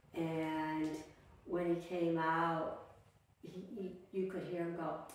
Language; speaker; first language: English; native; English